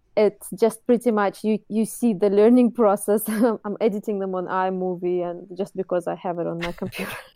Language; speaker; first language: English; non-native, fluent; Russian